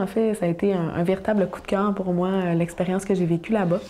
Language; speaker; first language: French; native; French